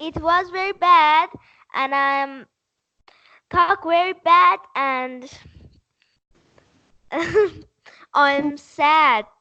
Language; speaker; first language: English; non-native, learner; Persian